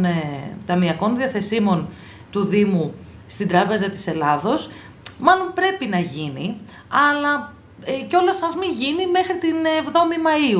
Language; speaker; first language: Greek; native; Greek